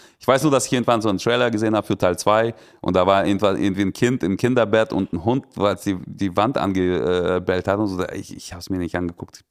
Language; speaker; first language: German; early bilingual, other home language; Russian